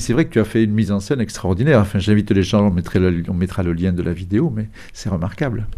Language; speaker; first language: French; native; French